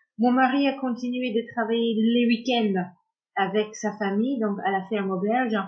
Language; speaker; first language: French; non-native, fluent; English